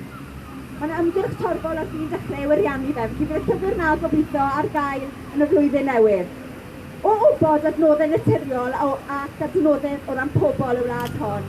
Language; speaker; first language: Welsh; native; Welsh